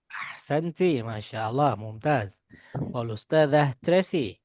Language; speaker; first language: Arabic; non-native, fluent; Indonesian